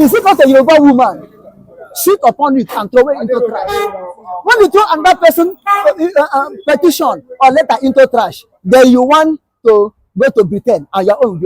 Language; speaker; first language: English; non-native, local second language; Igbo